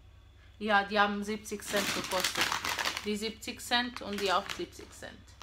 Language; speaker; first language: German; non-native, fluent; Portuguese